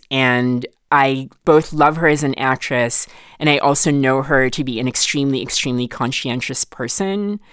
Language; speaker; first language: English; non-native, local second language; Filipino